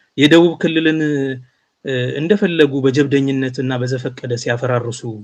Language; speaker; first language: Amharic; non-native, local second language; Oromo